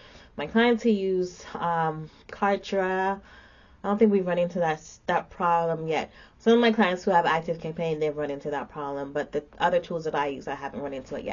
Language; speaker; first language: English; native; English